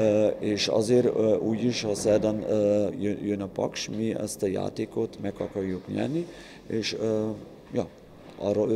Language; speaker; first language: Hungarian; non-native, learner; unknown